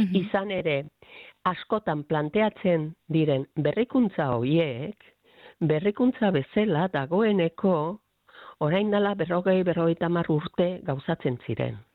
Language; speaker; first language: Basque; native; Basque